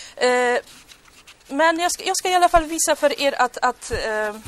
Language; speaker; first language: Swedish; non-native, fluent; Polish